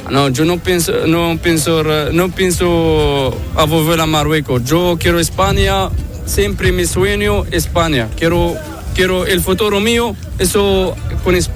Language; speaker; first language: Spanish; non-native, learner; Arabic